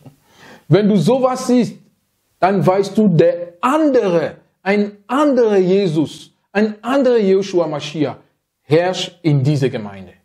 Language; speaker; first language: German; non-native, fluent; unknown